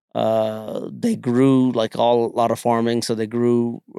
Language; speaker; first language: English; early bilingual, other home language; Malayalam